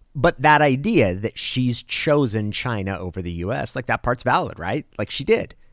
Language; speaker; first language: English; early bilingual, other home language; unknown